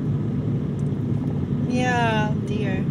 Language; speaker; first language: English; non-native, learner; Japanese